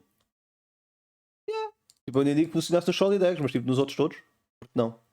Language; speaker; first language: Portuguese; native; Portuguese